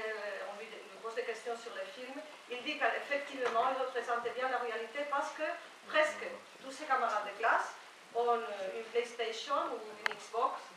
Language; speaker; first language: French; non-native, fluent; Spanish